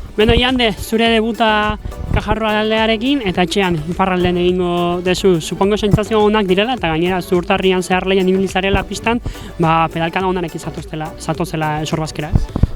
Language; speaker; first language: Basque; native; Basque